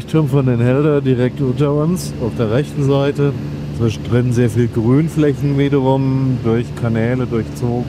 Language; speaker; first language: German; native; German